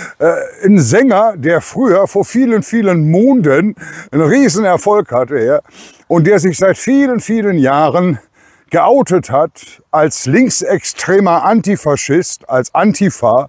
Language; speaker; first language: German; native; German